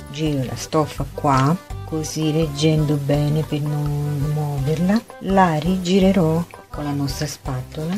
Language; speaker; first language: Italian; non-native, fluent; Portuguese